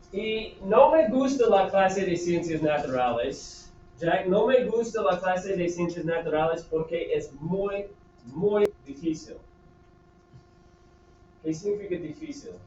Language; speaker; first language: Spanish; non-native, fluent; English